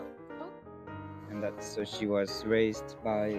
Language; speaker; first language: English; non-native, fluent; French